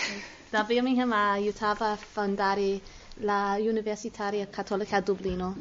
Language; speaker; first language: Italian; non-native, learner; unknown